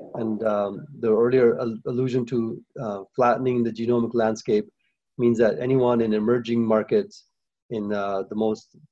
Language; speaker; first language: English; early bilingual, other home language; Hindi